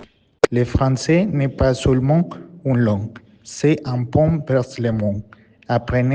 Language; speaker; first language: French; non-native, learner; Spanish